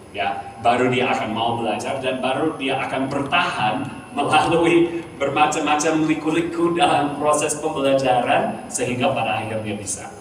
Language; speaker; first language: Indonesian; non-native, fluent; English